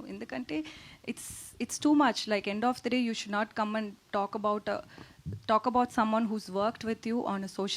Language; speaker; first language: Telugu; non-native, local second language; Tamil